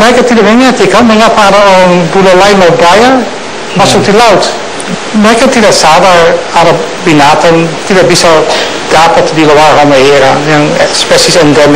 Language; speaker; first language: Indonesian; non-native, fluent; Dutch